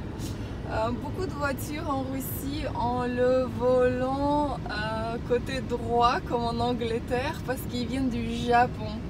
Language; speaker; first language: French; non-native, fluent; Russian